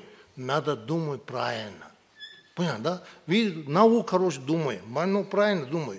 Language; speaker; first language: Russian; non-native, learner; Tibetan